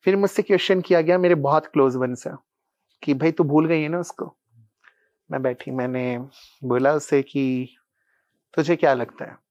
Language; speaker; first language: Hindi; non-native, local second language; Punjabi